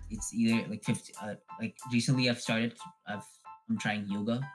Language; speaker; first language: English; early bilingual, other home language; Hindi